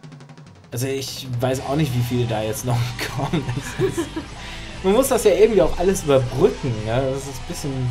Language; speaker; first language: German; native; German